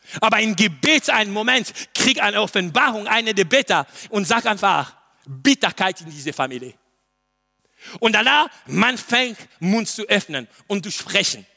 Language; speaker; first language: German; non-native, learner; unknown